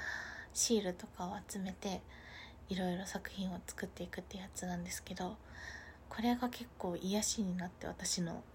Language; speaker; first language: Japanese; native; Japanese